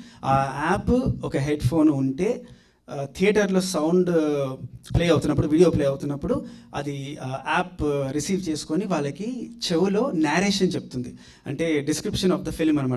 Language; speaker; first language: Telugu; native; Telugu